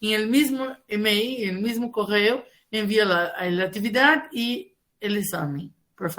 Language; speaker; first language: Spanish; non-native, fluent; Portuguese